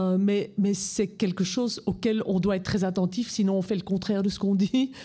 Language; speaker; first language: French; native; French